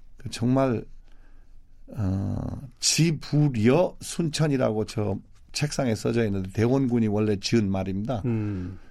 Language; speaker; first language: Korean; non-native, local second language; English